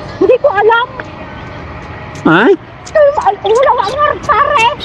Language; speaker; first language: Filipino; non-native, local second language; Iloko